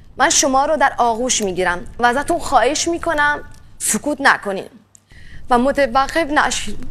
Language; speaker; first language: Persian; early bilingual, heritage; Italian